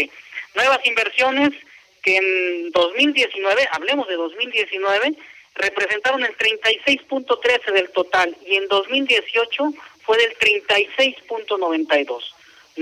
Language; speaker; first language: Spanish; native; Spanish